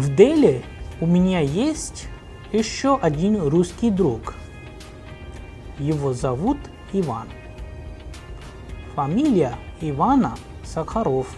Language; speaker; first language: Russian; non-native, fluent; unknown